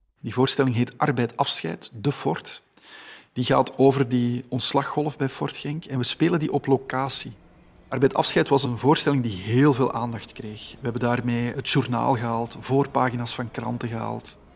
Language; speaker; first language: Dutch; native; Dutch